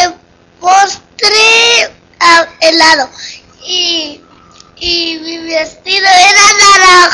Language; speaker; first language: Spanish; early bilingual, other home language; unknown